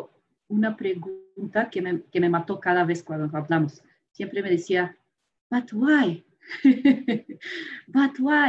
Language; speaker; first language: Spanish; non-native, fluent; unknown